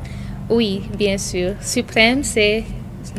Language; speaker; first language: French; non-native, fluent; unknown